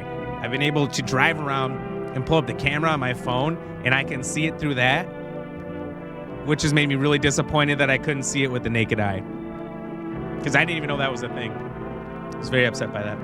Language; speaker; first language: English; native; English